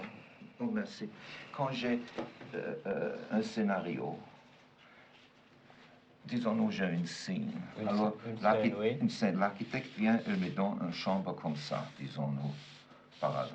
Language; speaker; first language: French; non-native, fluent; German